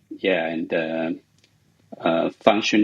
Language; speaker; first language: English; non-native, learner; Chinese